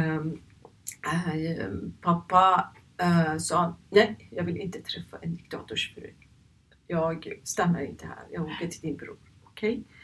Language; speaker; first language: Swedish; non-native, fluent; Persian